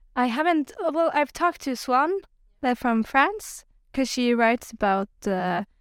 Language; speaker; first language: English; non-native, fluent; Norwegian